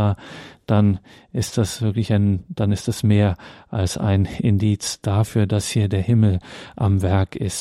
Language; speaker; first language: German; native; German